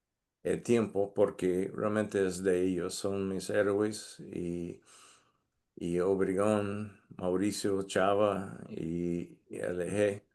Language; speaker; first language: Spanish; non-native, fluent; English